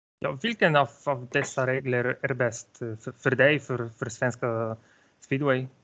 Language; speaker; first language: Swedish; non-native, learner; Polish